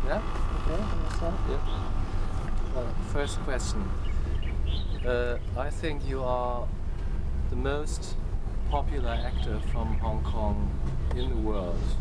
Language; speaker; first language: English; non-native, fluent; German